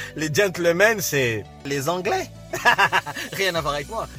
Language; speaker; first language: French; non-native, fluent; Lingala